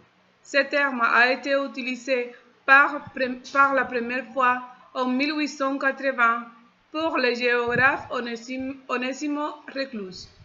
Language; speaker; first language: French; non-native, fluent; Spanish